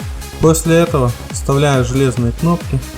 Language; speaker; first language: Russian; native; Russian